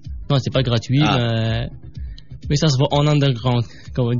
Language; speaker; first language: French; non-native, local second language; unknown